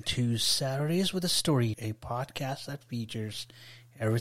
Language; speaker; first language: English; non-native, local second language; Telugu